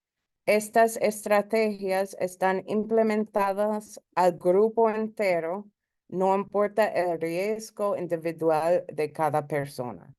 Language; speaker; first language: Spanish; early bilingual, heritage; Spanish